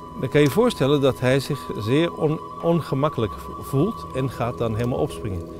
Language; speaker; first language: Dutch; native; Dutch